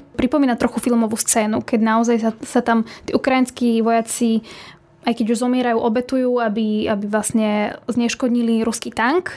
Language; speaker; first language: Slovak; native; Slovak